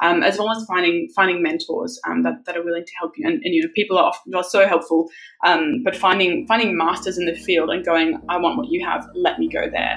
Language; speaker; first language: English; early bilingual, other home language; German